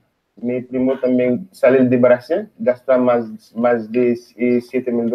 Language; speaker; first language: Spanish; non-native, local second language; Haitian Creole